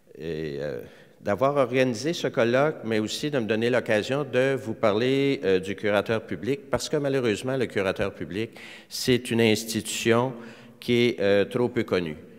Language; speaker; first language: French; native; French